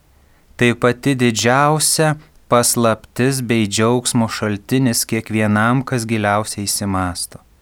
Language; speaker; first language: Lithuanian; native; Lithuanian